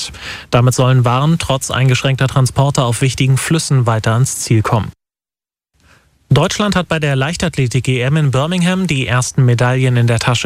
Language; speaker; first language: German; native; German